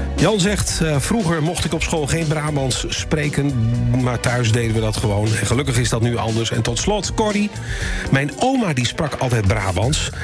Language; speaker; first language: Dutch; native; Dutch